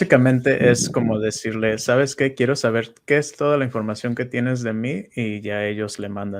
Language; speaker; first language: Spanish; native; Spanish